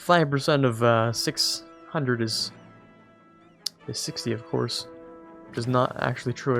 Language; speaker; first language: English; native; English